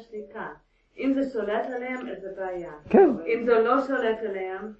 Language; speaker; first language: Hebrew; non-native, learner; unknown